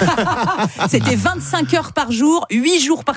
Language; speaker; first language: French; native; French